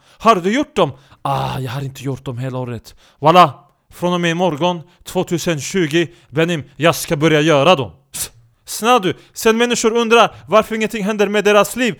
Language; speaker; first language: Swedish; early bilingual, other home language; Turkish